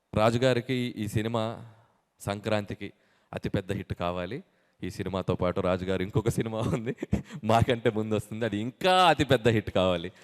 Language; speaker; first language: Telugu; native; Telugu